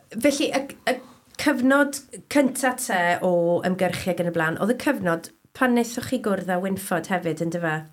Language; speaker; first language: Welsh; native; Welsh